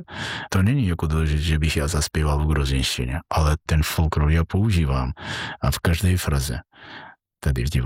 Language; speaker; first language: Czech; non-native, fluent; Georgian